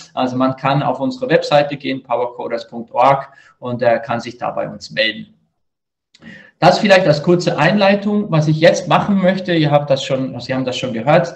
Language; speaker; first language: German; native; German